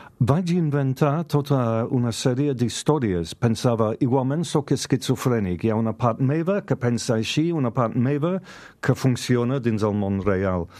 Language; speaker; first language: Catalan; non-native, fluent; English